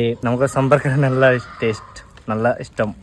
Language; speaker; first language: Malayalam; non-native, local second language; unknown